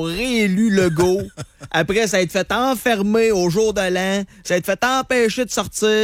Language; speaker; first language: French; native; French